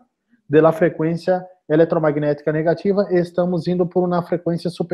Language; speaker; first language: Spanish; non-native, learner; Portuguese